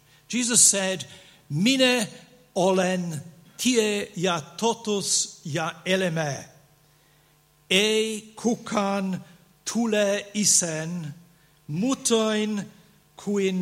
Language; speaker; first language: English; native; English